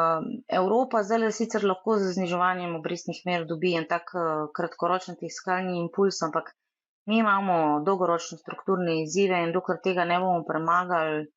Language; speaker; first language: Slovenian; native; Slovenian